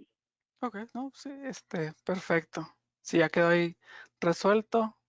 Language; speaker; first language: Spanish; native; Spanish